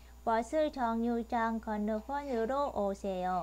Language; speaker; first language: Korean; non-native, fluent; Vietnamese